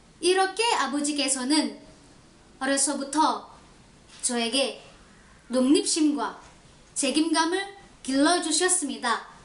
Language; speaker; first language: Korean; non-native, learner; Indonesian